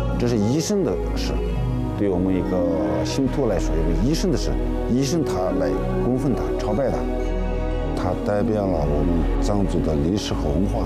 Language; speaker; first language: Chinese; non-native, local second language; Tibetan